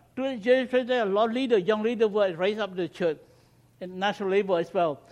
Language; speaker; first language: English; non-native, learner; Khmer